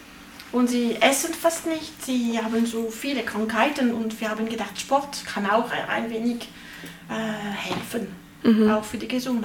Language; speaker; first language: German; non-native, learner; French